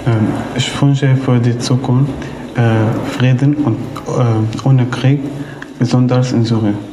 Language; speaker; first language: German; non-native, learner; Arabic